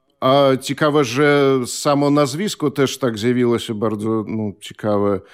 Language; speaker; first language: Polish; non-native, fluent; Belarusian